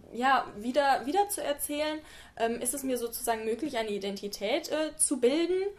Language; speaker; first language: German; native; German